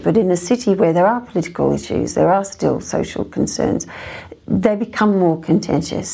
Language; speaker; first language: English; native; English